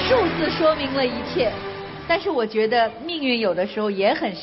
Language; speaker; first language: Chinese; native; Chinese